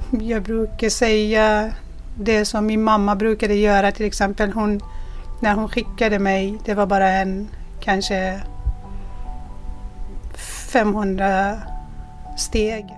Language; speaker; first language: Swedish; non-native, fluent; Persian